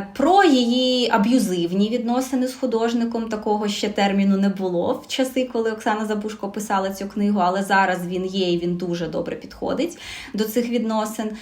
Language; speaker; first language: Ukrainian; non-native, local second language; Russian